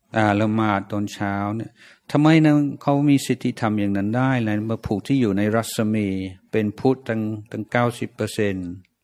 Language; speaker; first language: Thai; non-native, fluent; English